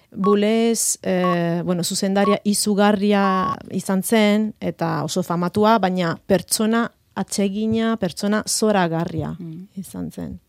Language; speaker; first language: Basque; non-native, fluent; Italian